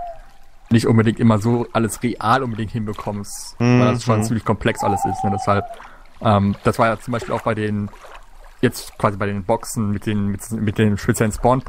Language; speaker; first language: German; native; German